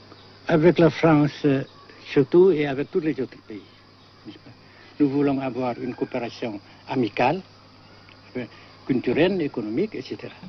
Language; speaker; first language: French; non-native, fluent; Vietnamese